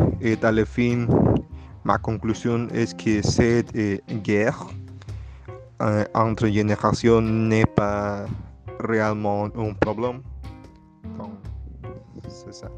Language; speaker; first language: French; non-native, learner; Spanish